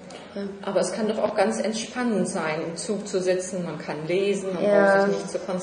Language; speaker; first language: German; native; German